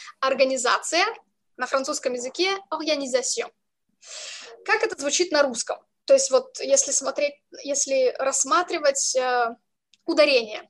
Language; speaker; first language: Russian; native; Russian